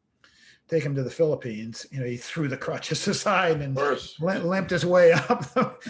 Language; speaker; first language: English; native; English